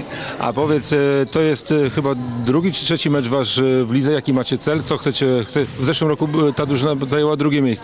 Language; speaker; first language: Polish; native; Polish